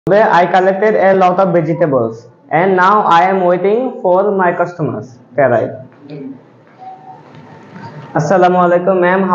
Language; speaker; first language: English; non-native, learner; Bangla